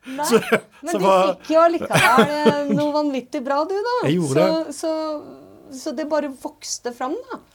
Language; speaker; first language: Norwegian; native; Norwegian